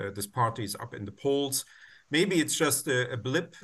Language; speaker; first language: English; non-native, fluent; German